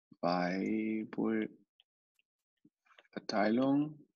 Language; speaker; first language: German; non-native, fluent; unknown